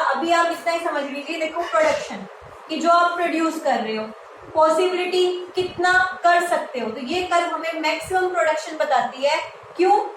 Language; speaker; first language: Hindi; native; Hindi